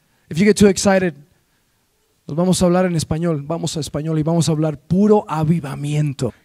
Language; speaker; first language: Spanish; early bilingual, other home language; English